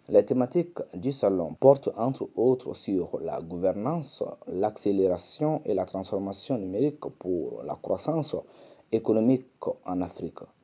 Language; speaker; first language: French; non-native, local second language; Bambara